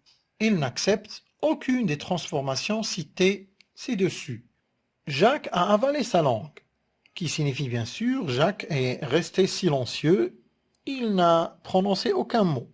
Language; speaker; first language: French; non-native, local second language; Arabic